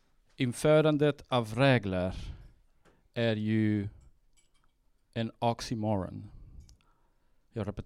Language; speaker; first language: Swedish; early bilingual, heritage; Swedish